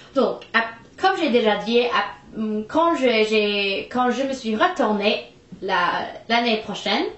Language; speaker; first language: French; non-native, fluent; English